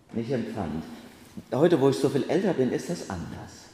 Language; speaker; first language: German; native; German